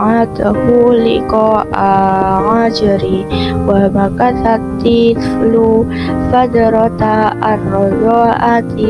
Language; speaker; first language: Arabic; non-native, learner; Indonesian